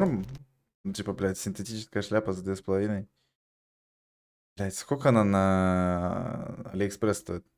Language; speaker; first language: Russian; native; Russian